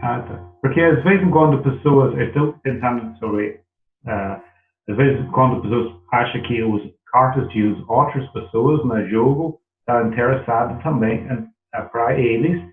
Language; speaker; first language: Portuguese; non-native, learner; English